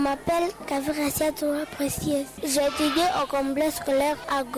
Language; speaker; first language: French; non-native, local second language; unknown